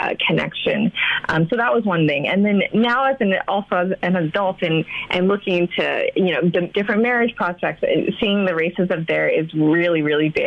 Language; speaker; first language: English; native; English